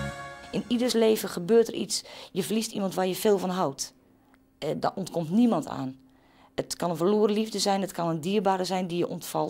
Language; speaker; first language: Dutch; native; Dutch